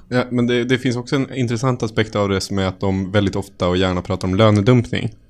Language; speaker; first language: Swedish; native; Swedish